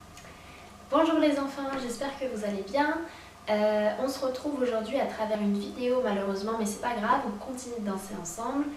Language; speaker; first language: French; native; French